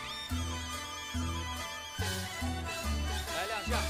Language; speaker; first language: Chinese; native; Chinese